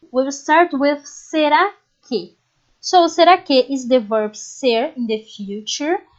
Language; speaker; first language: English; non-native, fluent; Portuguese